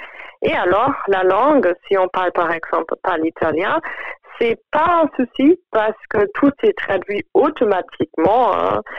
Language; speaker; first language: French; non-native, fluent; German